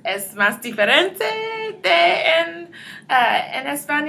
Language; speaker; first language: Spanish; non-native, learner; English